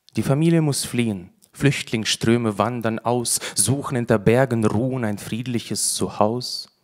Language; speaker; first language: German; early bilingual, other home language; Russian